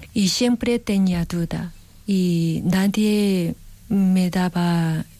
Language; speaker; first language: Spanish; non-native, learner; Korean